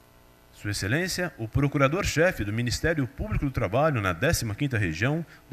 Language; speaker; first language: Portuguese; native; Portuguese